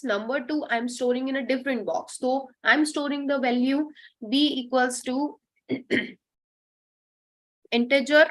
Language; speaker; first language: English; non-native, local second language; Hindi